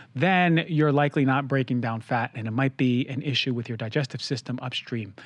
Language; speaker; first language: English; native; English